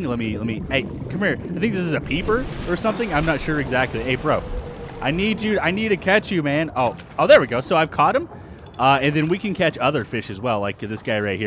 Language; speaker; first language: English; native; English